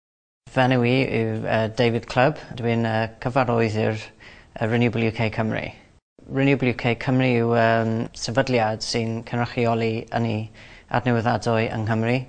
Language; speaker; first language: Welsh; non-native, local second language; English